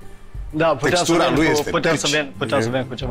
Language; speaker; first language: Romanian; early bilingual, heritage; Romanian